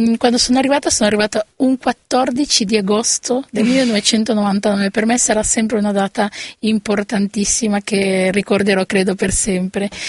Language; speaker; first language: Italian; early bilingual, other home language; Spanish